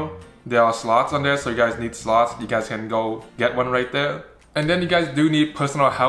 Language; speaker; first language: English; native; English